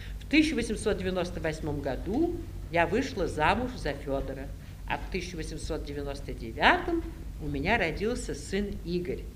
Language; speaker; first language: Russian; native; Russian